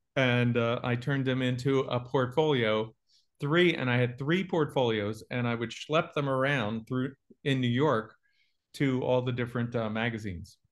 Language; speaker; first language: English; native; English